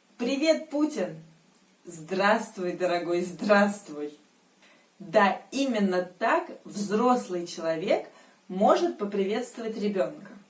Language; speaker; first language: Russian; native; Russian